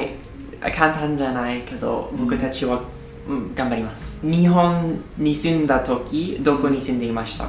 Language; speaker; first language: Japanese; non-native, learner; English